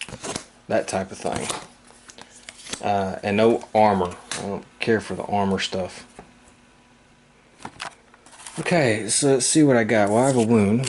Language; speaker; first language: English; native; English